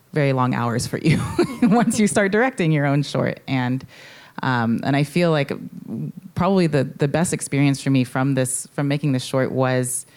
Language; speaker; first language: English; native; English